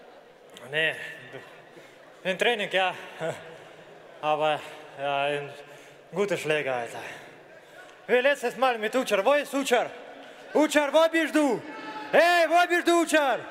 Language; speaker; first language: German; non-native, learner; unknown